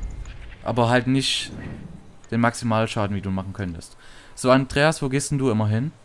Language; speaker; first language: German; native; German